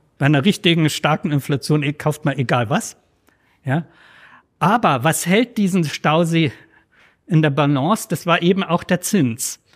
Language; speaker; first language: German; native; German